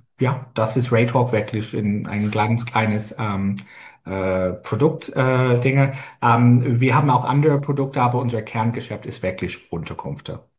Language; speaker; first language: German; non-native, fluent; English